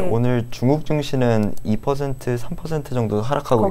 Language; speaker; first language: Korean; native; Korean